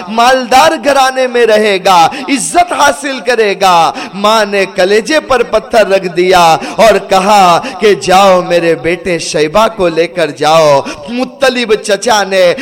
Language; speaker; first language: Urdu; early bilingual, heritage; Urdu